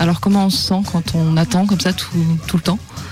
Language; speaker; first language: French; native; French